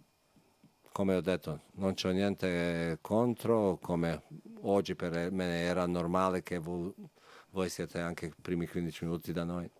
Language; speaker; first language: Italian; non-native, fluent; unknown